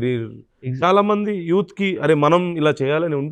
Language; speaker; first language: Telugu; native; Telugu